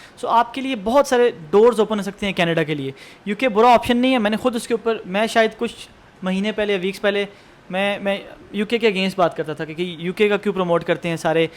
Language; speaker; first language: Urdu; native; Urdu